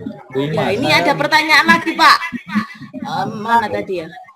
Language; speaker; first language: Indonesian; native; Indonesian